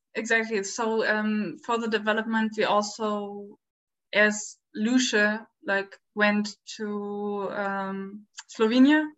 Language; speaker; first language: English; non-native, fluent; German